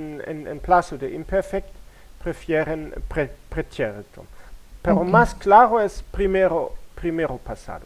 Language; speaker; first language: Spanish; non-native, learner; German